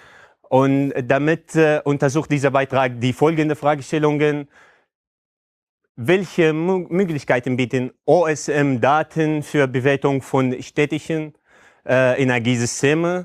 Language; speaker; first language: German; non-native, fluent; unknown